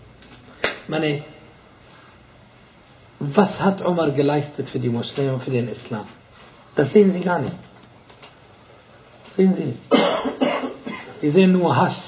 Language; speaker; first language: German; non-native, fluent; Arabic